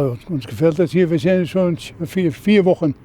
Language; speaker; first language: German; non-native, learner; Dutch